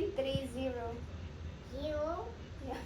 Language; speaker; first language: English; non-native, local second language; Filipino